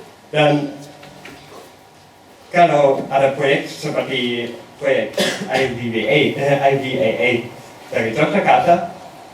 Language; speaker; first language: Indonesian; non-native, learner; German